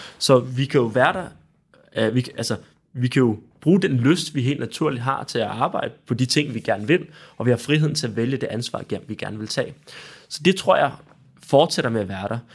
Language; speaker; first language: Danish; native; Danish